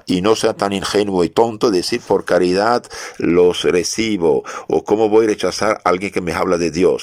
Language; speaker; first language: Spanish; non-native, fluent; French